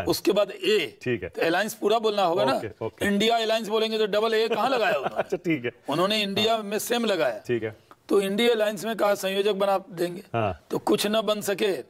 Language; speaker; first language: Hindi; native; Hindi